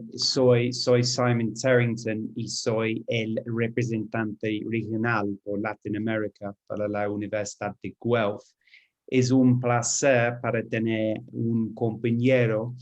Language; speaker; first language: Spanish; non-native, fluent; English